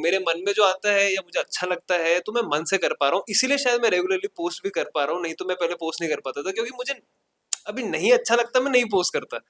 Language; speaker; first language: Hindi; non-native, local second language; Marathi